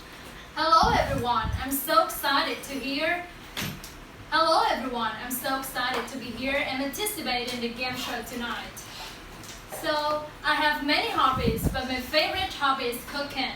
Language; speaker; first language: English; non-native, learner; Vietnamese